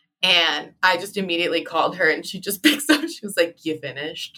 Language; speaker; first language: English; native; English